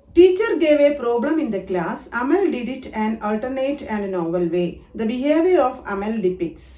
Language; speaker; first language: English; non-native, local second language; Malayalam